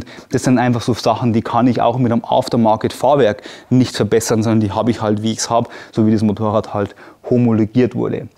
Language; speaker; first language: German; native; German